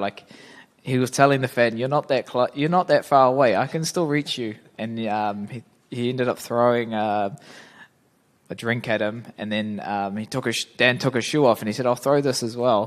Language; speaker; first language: English; native; English